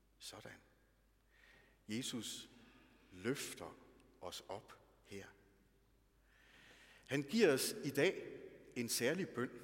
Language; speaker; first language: Danish; native; Danish